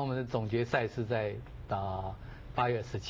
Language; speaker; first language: Chinese; native; Chinese